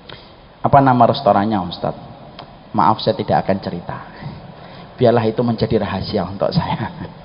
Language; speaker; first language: Indonesian; native; Indonesian